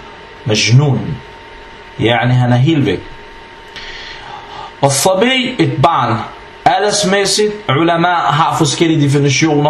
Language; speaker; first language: Danish; non-native, fluent; Arabic